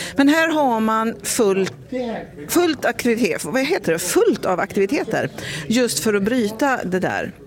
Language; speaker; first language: Swedish; native; Swedish